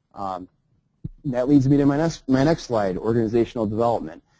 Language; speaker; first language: English; native; English